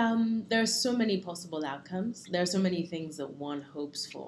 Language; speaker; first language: English; native; English